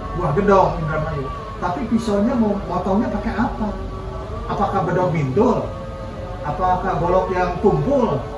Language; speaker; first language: Indonesian; non-native, local second language; Sundanese